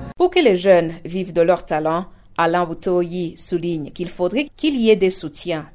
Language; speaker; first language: French; non-native, local second language; Rundi